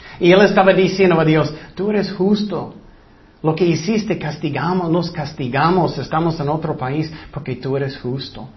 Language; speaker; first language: Spanish; non-native, fluent; English